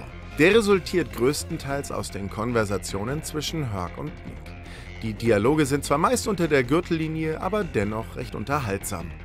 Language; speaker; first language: German; native; German